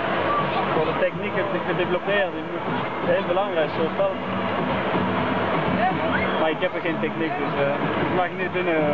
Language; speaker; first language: Dutch; non-native, learner; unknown